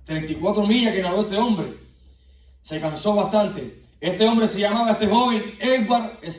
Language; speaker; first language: Spanish; native; Spanish